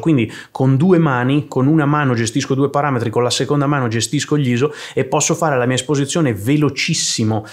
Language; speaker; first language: Italian; native; Italian